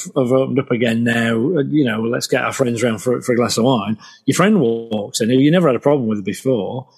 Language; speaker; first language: English; native; English